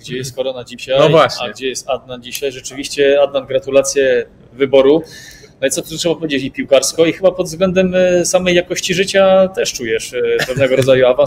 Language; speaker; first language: Polish; native; Polish